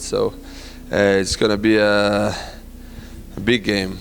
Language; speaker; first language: English; non-native, fluent; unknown